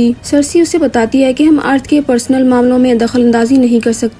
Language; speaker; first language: Hindi; native; Hindi